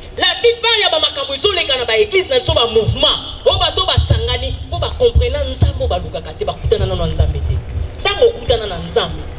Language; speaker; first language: Lingala; native; Lingala